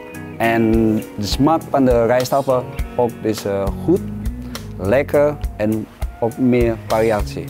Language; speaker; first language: Dutch; non-native, learner; Indonesian